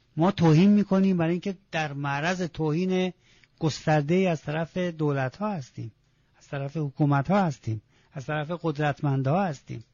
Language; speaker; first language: Persian; non-native, local second language; Azerbaijani